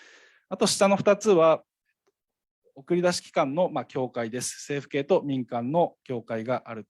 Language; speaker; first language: Japanese; native; Japanese